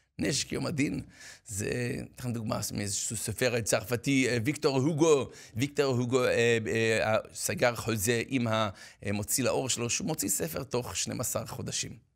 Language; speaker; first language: Hebrew; native; Hebrew